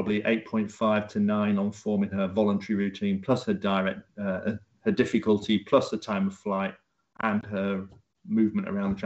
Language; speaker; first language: English; native; English